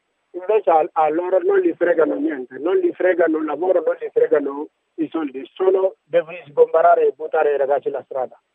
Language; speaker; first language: Italian; non-native, learner; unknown